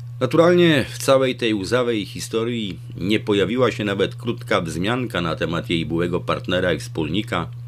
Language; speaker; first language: Polish; native; Polish